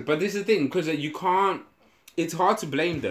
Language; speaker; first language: English; non-native, local second language; Shona